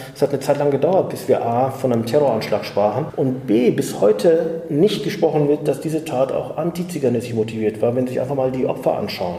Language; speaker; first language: German; native; German